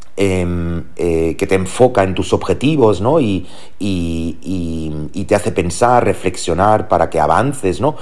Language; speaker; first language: Spanish; early bilingual, heritage; Spanish